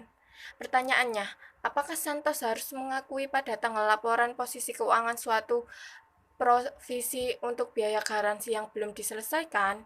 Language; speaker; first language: Indonesian; native; Indonesian